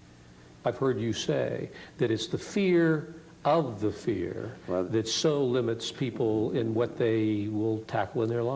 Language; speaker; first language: English; native; English